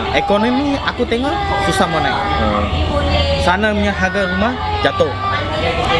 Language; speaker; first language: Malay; non-native, local second language; Cantonese